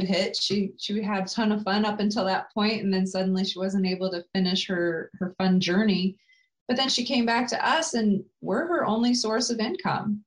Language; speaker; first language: English; native; English